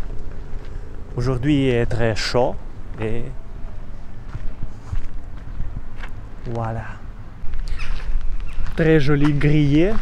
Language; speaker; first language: French; non-native, learner; Russian